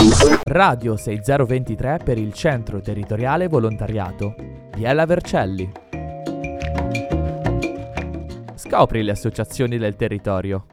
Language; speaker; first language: Italian; native; Italian